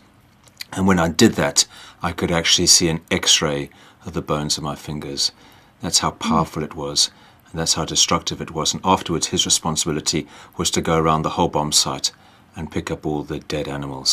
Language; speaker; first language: English; native; English